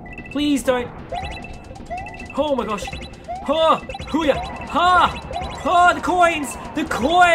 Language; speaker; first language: English; native; English